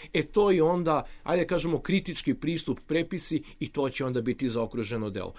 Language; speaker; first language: Serbian; native; Serbian